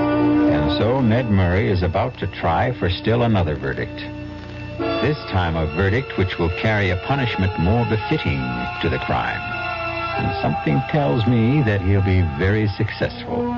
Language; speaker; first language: English; native; English